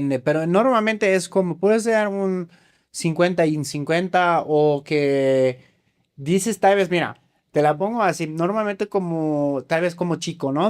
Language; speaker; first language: Spanish; non-native, fluent; German